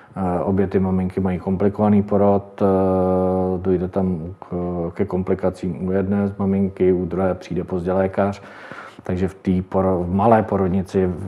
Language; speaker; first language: Czech; native; Czech